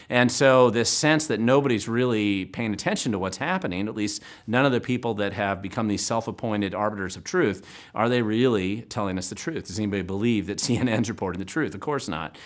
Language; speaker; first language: English; native; English